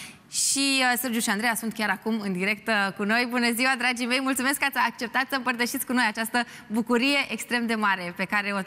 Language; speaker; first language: Romanian; native; Romanian